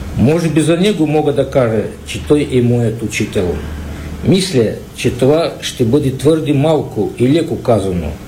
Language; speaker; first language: Bulgarian; early bilingual, heritage; Bulgarian